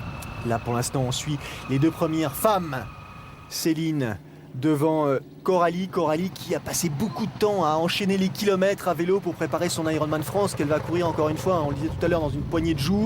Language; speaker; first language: French; native; French